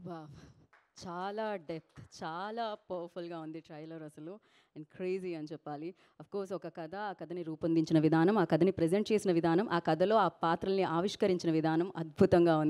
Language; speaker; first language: Telugu; native; Telugu